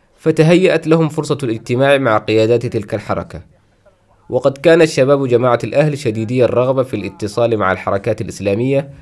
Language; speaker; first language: Arabic; non-native, local second language; Somali